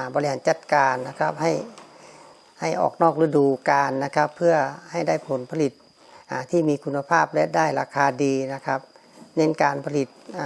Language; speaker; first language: Thai; native; Thai